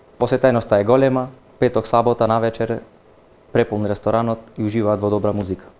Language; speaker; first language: Macedonian; native; Macedonian